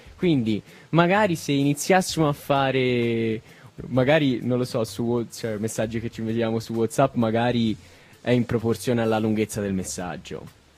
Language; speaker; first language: Italian; native; Italian